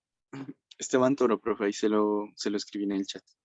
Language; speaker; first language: Spanish; native; Spanish